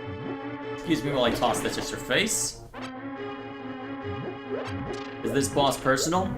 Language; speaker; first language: English; native; English